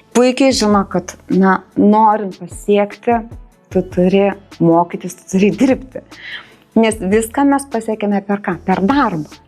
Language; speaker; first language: Lithuanian; native; Lithuanian